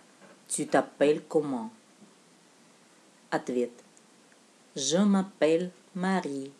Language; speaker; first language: French; non-native, fluent; Russian